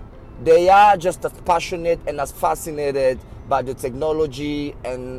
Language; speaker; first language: English; non-native, local second language; French